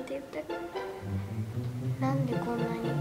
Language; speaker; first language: Japanese; native; Japanese